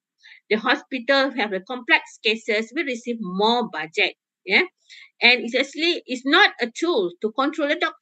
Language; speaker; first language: English; non-native, local second language; Malay